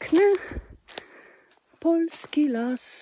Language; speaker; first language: Polish; early bilingual, heritage; Polish